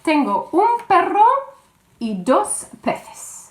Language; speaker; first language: Spanish; non-native, fluent; English